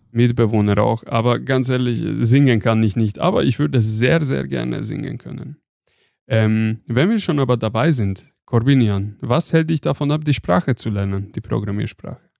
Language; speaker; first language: German; non-native, fluent; Hungarian